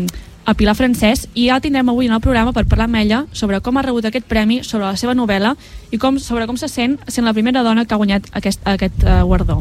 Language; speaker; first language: Catalan; native; Catalan